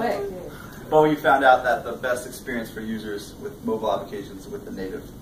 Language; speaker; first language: English; native; English